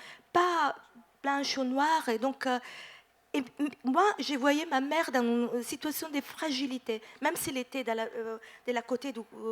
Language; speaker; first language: French; non-native, fluent; Italian